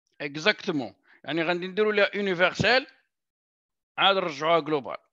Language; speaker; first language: French; non-native, local second language; Arabic